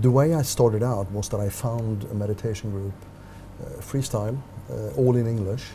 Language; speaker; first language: English; non-native, fluent; Swedish